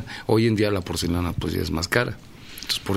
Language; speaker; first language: Spanish; native; Spanish